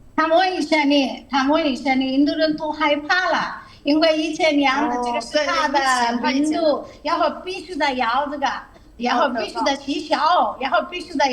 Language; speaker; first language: Chinese; non-native, learner; Telugu